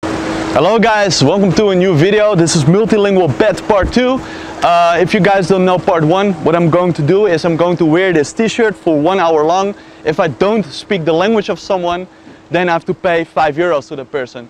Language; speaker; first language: English; non-native, fluent; Dutch